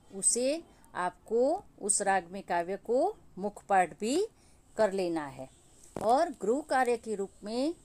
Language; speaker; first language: Hindi; non-native, local second language; Gujarati